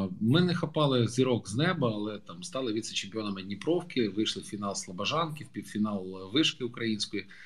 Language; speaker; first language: Ukrainian; native; Ukrainian